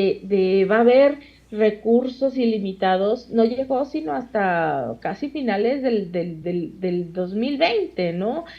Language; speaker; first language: Spanish; native; Spanish